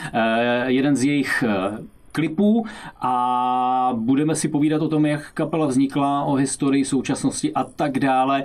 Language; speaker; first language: Czech; native; Czech